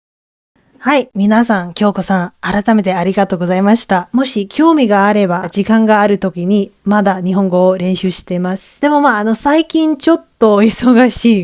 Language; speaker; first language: Japanese; non-native, learner; English